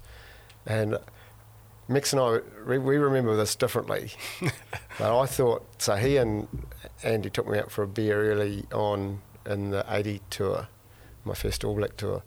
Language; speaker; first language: English; native; English